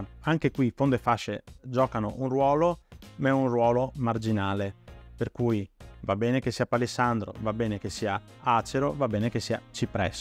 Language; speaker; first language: Italian; native; Italian